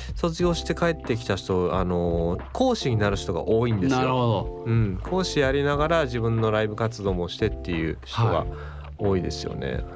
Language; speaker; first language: Japanese; native; Japanese